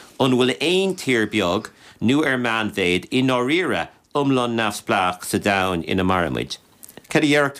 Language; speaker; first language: Irish; native; Irish